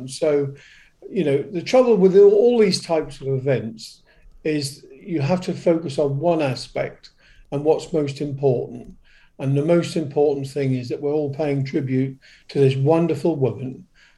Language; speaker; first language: English; native; English